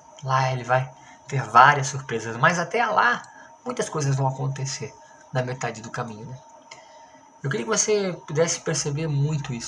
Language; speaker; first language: Portuguese; native; Portuguese